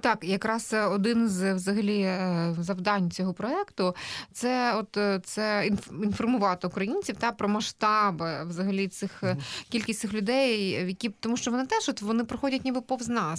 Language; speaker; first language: Ukrainian; native; Ukrainian